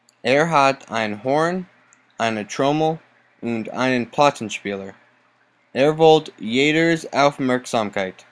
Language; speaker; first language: German; non-native, learner; English